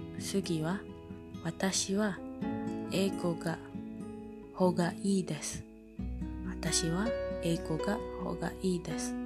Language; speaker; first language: Japanese; non-native, learner; Indonesian